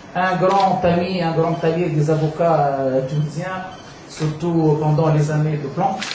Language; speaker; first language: French; non-native, local second language; Arabic